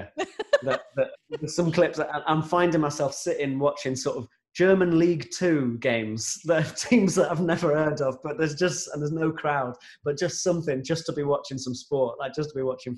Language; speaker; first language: English; native; English